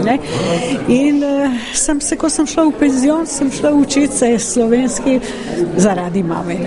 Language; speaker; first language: Slovenian; non-native, learner; Croatian